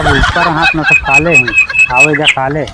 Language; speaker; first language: Hindi; non-native, local second language; Awadhi